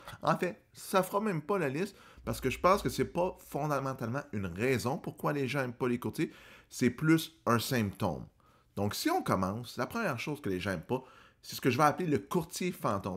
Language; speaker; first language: French; native; French